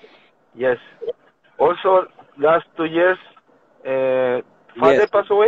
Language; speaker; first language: English; non-native, learner; Spanish